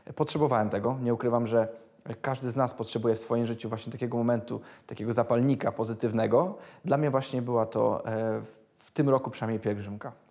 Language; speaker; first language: Polish; native; Polish